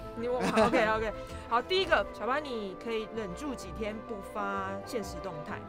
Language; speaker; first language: Chinese; native; Chinese